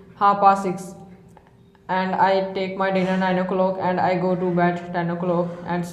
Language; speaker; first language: English; non-native, learner; Hindi